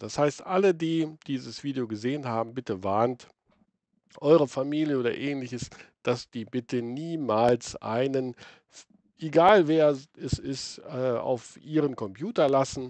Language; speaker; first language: German; native; German